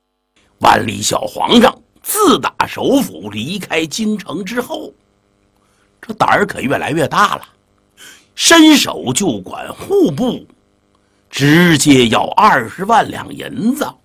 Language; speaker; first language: Chinese; native; Chinese